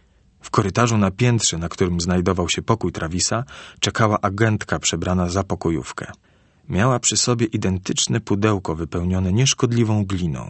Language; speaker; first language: Polish; native; Polish